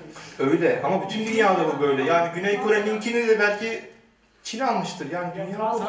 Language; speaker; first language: Turkish; native; Turkish